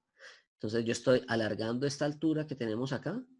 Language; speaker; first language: Spanish; native; Spanish